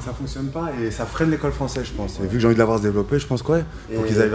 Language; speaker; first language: French; native; French